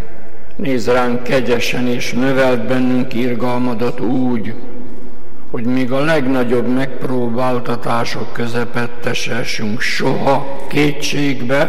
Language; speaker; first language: Hungarian; native; Hungarian